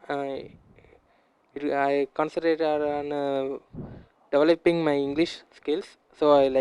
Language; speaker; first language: English; non-native, learner; Tamil